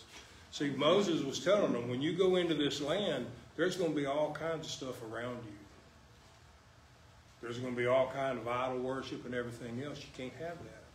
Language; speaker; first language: English; native; English